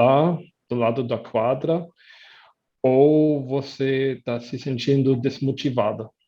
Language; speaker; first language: Portuguese; non-native, fluent; German